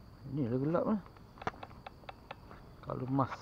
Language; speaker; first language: Malay; native; Malay